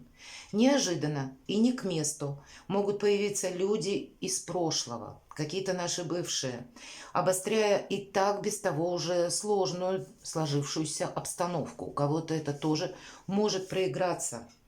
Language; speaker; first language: Russian; native; Russian